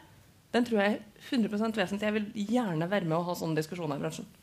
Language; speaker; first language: Norwegian; native; Norwegian